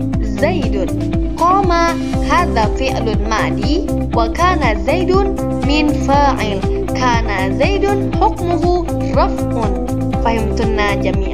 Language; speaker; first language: Arabic; non-native, learner; Indonesian